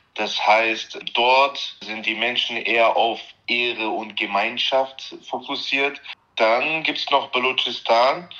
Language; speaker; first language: German; early bilingual, other home language; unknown